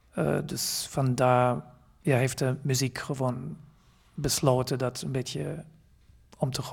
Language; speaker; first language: Dutch; non-native, fluent; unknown